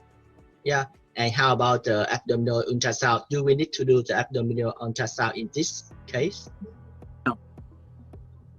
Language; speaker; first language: English; non-native, learner; Vietnamese